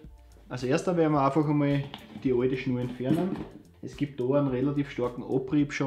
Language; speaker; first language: German; native; German